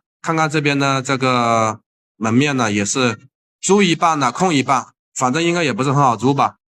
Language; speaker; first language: Chinese; native; Chinese